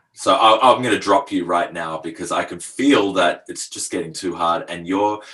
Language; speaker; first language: English; native; English